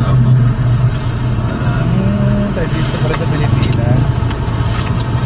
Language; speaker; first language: Filipino; non-native, learner; Punjabi